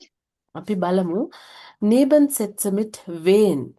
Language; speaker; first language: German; non-native, fluent; Sinhala